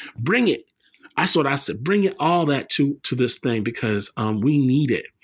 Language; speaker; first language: English; native; English